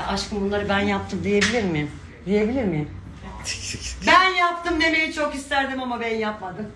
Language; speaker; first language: Turkish; native; Turkish